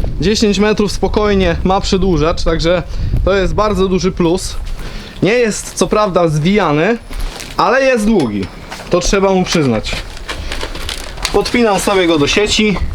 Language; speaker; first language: Polish; native; Polish